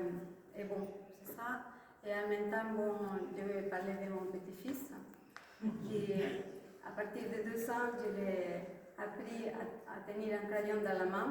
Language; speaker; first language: French; non-native, fluent; Spanish